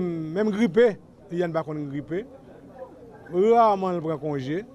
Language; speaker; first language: French; non-native, local second language; Haitian Creole